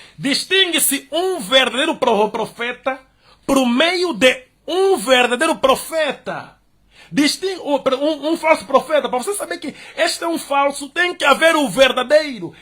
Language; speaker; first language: Portuguese; native; Portuguese